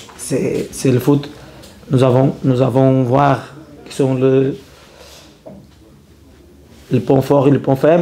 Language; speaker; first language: French; non-native, learner; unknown